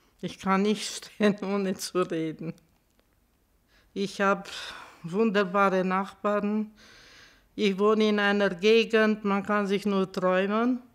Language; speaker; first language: German; non-native, fluent; Romanian